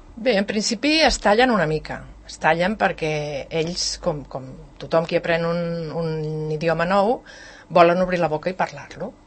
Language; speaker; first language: Catalan; native; Catalan